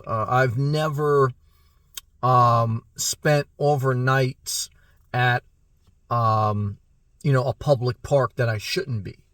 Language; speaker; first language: English; native; English